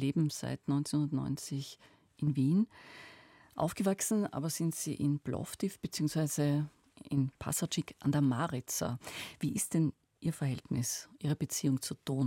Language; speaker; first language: German; native; German